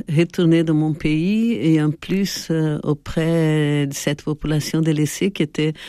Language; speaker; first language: French; non-native, fluent; Portuguese